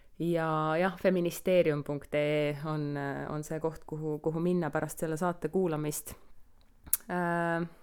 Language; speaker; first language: Estonian; native; Estonian